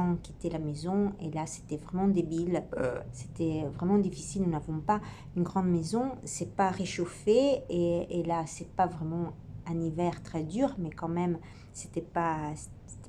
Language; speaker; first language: French; non-native, fluent; Italian